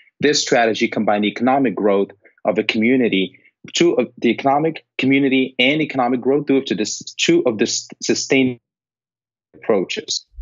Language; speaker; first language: English; non-native, fluent; Arabic